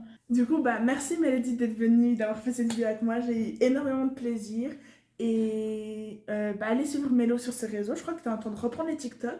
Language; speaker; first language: French; native; French